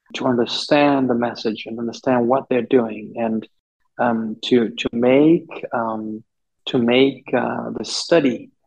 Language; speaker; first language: English; non-native, local second language; German